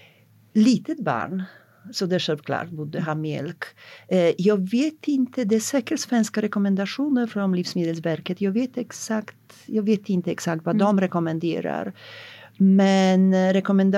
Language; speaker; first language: Swedish; non-native, fluent; Polish